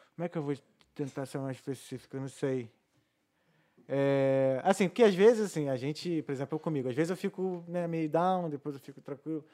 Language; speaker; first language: Portuguese; native; Portuguese